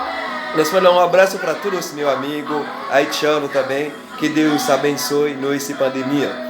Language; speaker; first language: Portuguese; non-native, learner; Haitian Creole